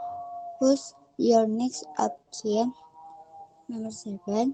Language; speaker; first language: English; non-native, learner; Indonesian